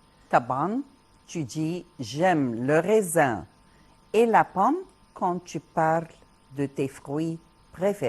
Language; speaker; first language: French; non-native, fluent; Arabic